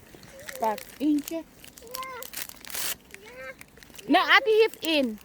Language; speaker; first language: Dutch; non-native, learner; Filipino